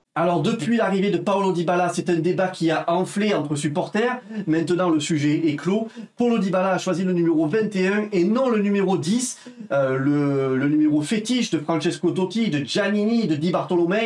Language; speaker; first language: French; native; French